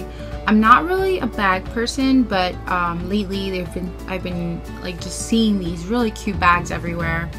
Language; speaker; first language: English; native; English